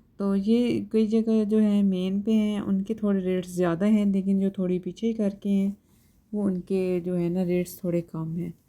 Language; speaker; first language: Urdu; native; Urdu